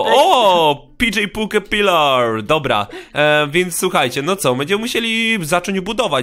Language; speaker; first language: Polish; native; Polish